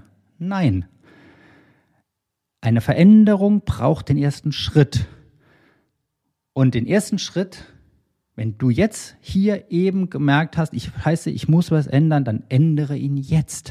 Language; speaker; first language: German; native; German